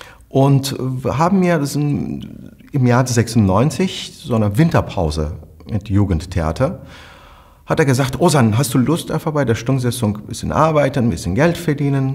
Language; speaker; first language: German; non-native, fluent; Turkish